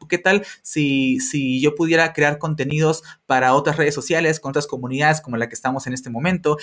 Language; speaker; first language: Spanish; native; Spanish